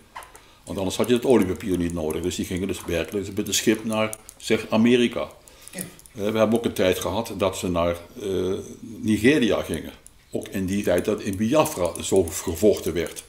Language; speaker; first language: Dutch; native; Dutch